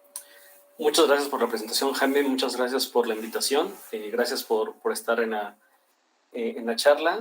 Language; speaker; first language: Spanish; native; Spanish